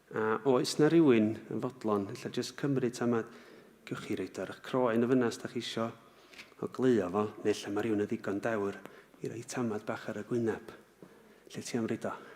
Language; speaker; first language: Welsh; native; Welsh